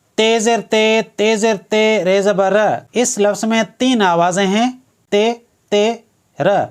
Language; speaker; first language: Urdu; non-native, local second language; Sindhi